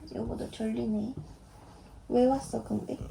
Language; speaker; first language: Korean; non-native, fluent; Japanese